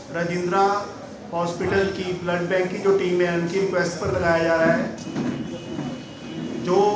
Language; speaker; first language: Hindi; non-native, local second language; Punjabi